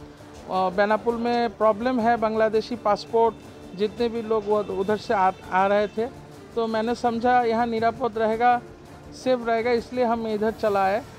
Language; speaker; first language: Hindi; non-native, fluent; Bangla